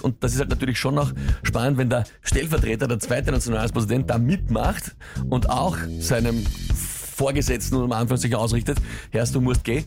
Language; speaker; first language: German; native; German